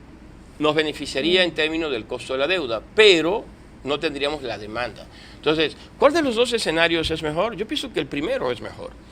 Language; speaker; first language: Spanish; native; Spanish